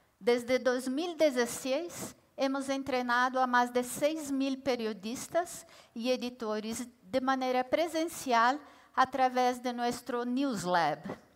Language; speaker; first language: Spanish; non-native, fluent; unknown